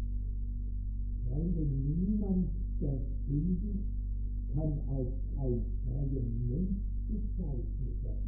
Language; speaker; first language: German; native; German